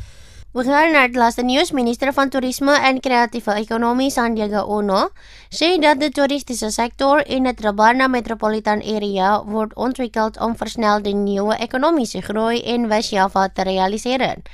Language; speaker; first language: Dutch; non-native, learner; Indonesian